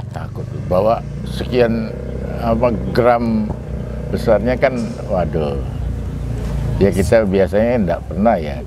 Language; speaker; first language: Indonesian; native; Indonesian